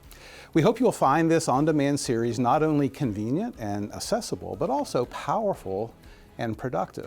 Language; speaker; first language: English; native; English